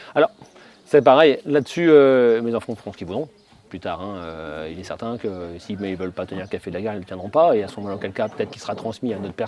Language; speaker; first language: French; native; French